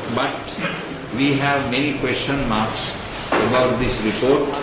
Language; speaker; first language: English; non-native, local second language; Sinhala